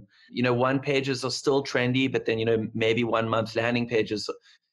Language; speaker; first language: English; native; English